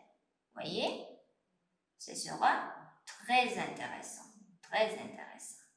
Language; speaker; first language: French; non-native, fluent; Uzbek